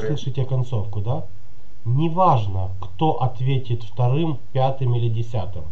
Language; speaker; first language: Russian; native; Russian